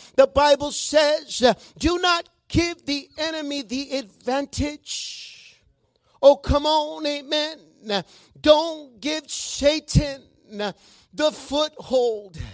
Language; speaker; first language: English; non-native, fluent; Spanish